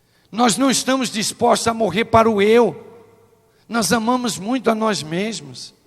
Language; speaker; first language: Portuguese; native; Portuguese